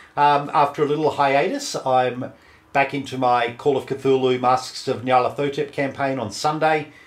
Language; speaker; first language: English; native; English